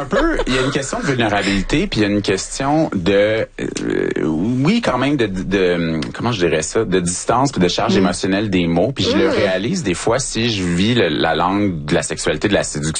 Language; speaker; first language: French; native; French